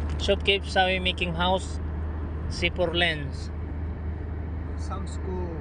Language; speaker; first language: English; non-native, learner; Filipino